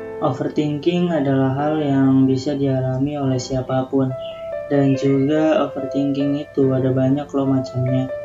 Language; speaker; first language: Indonesian; native; Indonesian